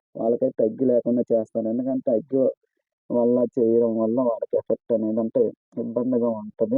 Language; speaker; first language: Telugu; non-native, local second language; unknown